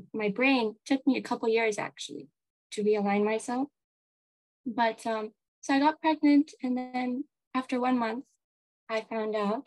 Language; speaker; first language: English; non-native, local second language; Japanese